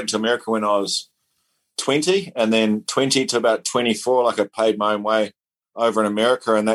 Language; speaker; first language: English; native; English